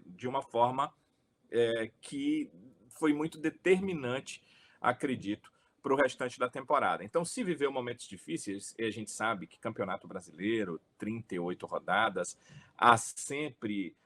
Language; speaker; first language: Portuguese; native; Portuguese